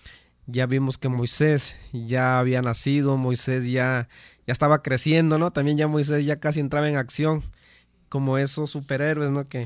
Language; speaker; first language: Spanish; native; Spanish